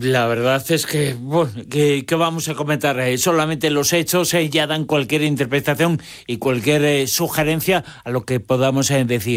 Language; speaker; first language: Spanish; native; Spanish